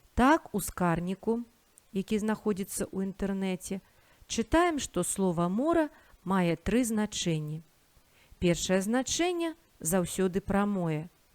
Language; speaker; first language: Belarusian; native; Belarusian